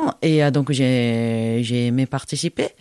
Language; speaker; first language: French; non-native, fluent; Japanese